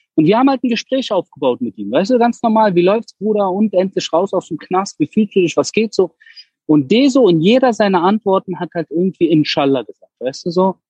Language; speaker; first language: German; early bilingual, other home language; Persian